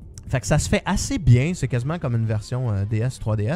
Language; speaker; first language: French; native; French